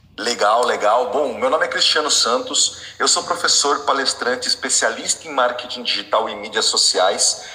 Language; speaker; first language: Portuguese; native; Portuguese